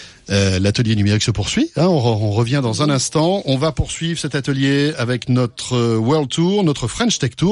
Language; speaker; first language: French; native; French